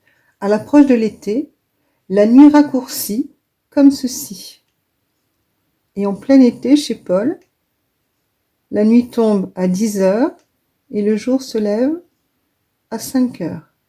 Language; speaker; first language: French; native; French